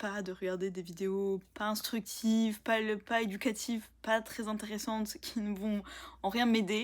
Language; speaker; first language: French; native; French